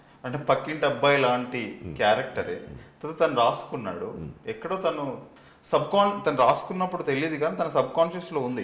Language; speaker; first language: Telugu; native; Telugu